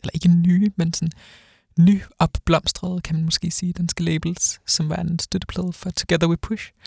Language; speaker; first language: Danish; native; Danish